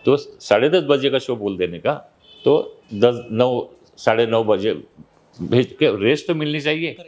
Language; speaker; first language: Hindi; non-native, local second language; Marathi